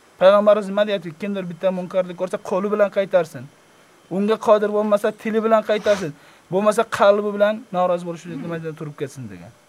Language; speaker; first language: Uzbek; native; Uzbek